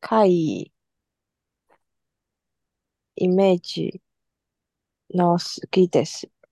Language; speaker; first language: Japanese; non-native, learner; Chinese